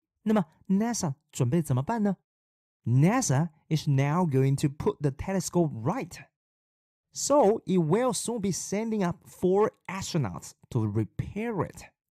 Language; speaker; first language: English; non-native, fluent; Chinese